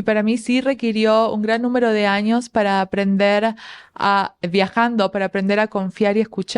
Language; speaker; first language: Spanish; native; Spanish